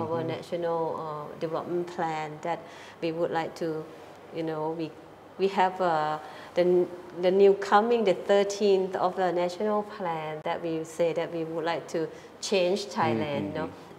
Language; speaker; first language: English; non-native, fluent; Thai